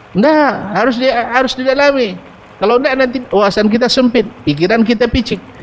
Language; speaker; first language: Malay; non-native, local second language; Minangkabau